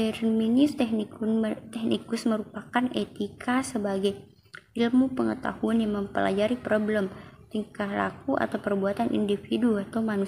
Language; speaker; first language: Indonesian; native; Indonesian